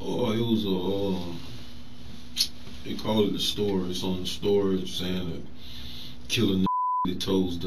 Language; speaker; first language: English; native; English